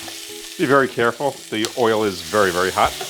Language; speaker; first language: English; native; English